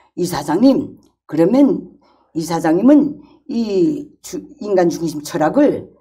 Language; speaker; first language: Korean; native; Korean